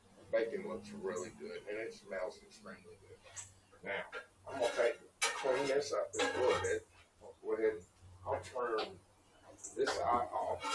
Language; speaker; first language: English; native; English